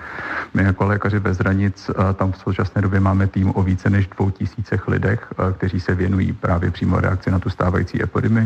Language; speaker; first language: Czech; native; Czech